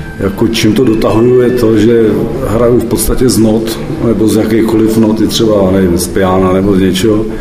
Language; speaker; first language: Czech; native; Czech